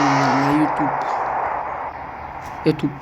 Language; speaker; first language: Russian; non-native, local second language; Kazakh